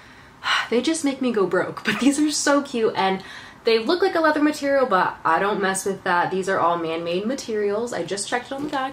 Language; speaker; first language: English; native; English